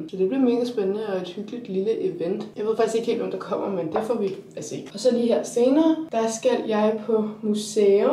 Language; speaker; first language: Danish; native; Danish